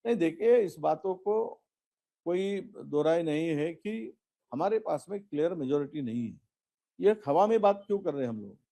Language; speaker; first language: Hindi; non-native, local second language; Marathi